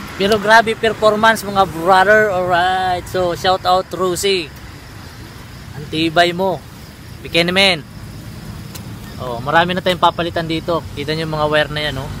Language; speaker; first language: Filipino; non-native, local second language; Bikol